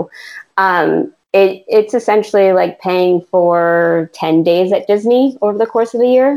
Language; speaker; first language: English; native; English